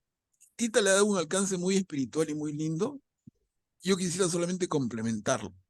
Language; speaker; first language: Spanish; native; Spanish